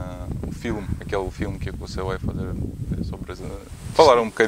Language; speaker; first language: Portuguese; non-native, learner; Russian